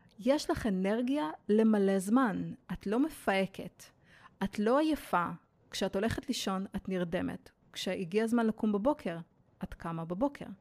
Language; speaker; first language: Hebrew; native; Hebrew